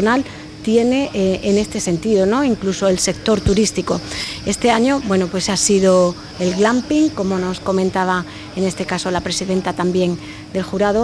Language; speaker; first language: Spanish; native; Spanish